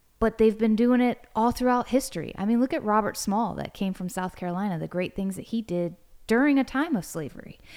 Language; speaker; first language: English; native; English